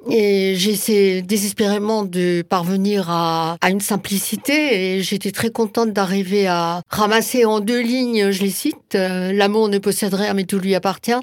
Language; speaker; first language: French; non-native, local second language; Swiss German